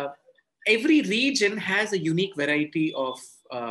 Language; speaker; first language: English; non-native, local second language; Tamil